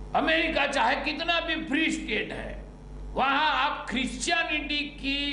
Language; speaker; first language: Hindi; non-native, local second language; Gujarati